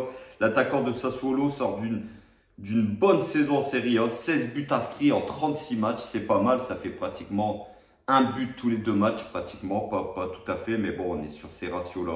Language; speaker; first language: French; native; French